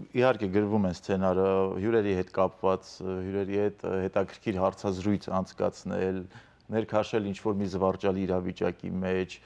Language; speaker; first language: Armenian; native; Armenian